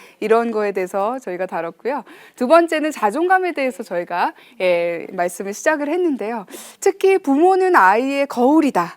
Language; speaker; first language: Korean; early bilingual, heritage; Korean